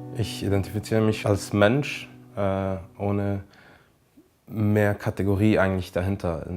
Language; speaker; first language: German; native; German